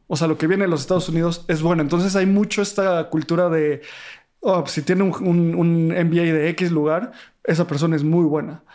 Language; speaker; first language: Spanish; native; Spanish